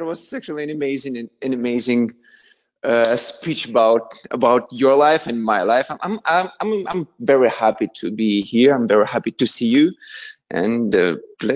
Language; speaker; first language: English; non-native, fluent; Russian